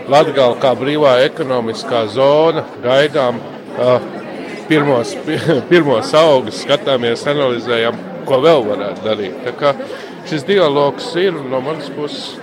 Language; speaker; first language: Latvian; native; Latvian